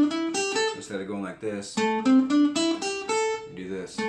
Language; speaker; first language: English; native; English